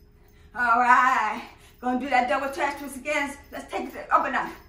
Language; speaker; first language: English; native; English